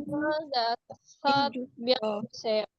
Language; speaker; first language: Korean; non-native, learner; Indonesian